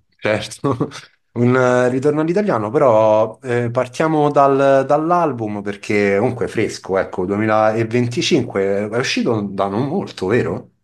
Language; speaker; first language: Italian; native; Italian